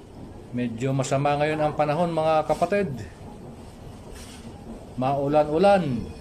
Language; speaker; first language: Filipino; native; Filipino